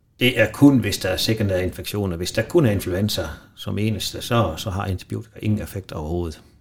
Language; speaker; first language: Danish; non-native, fluent; Dutch